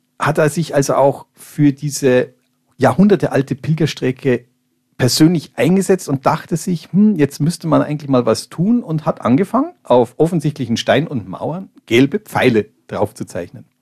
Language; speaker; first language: German; native; German